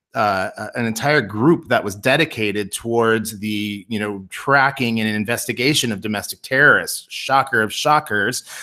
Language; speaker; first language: English; native; English